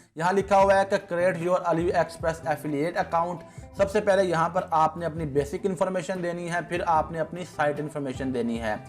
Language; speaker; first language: Urdu; non-native, local second language; Punjabi